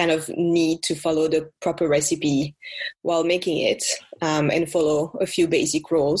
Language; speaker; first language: English; non-native, fluent; French